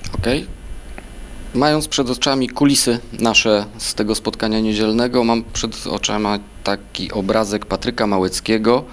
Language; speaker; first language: Polish; native; Polish